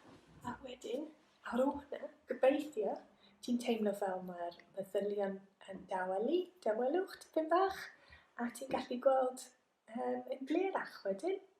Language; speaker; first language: Welsh; non-native, local second language; English